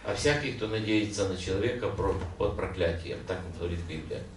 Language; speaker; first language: Russian; non-native, local second language; Ukrainian